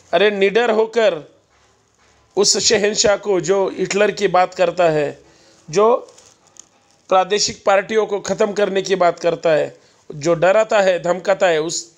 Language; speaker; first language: Hindi; non-native, local second language; Marathi